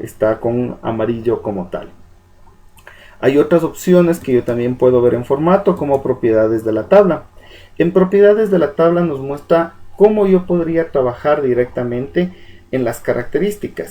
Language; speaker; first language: Spanish; native; Spanish